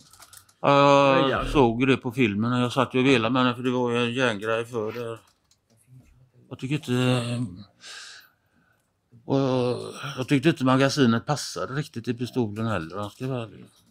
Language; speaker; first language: Swedish; native; Swedish